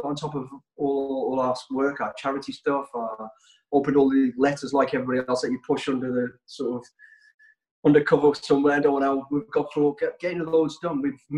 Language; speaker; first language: English; native; English